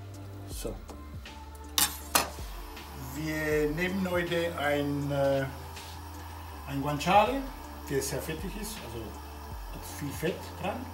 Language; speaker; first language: German; non-native, fluent; Italian